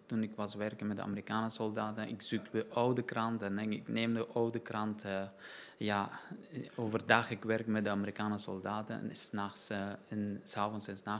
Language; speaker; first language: Dutch; non-native, learner; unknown